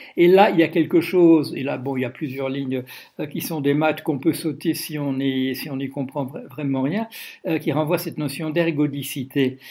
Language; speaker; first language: French; non-native, fluent; Dutch